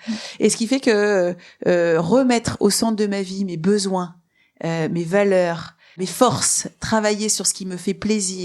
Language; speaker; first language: French; native; French